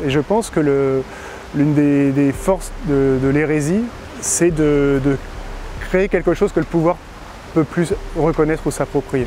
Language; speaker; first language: French; native; French